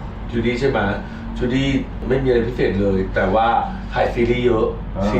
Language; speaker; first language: Thai; native; Thai